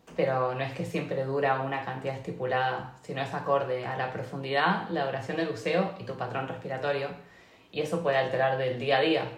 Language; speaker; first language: Spanish; native; Spanish